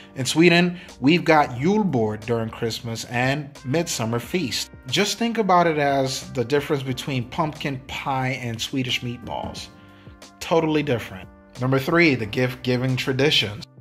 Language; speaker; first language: English; native; English